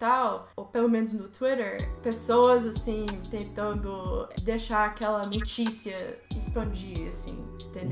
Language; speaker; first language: Portuguese; early bilingual, heritage; Portuguese